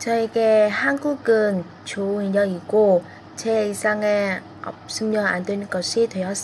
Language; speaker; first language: Korean; non-native, fluent; Vietnamese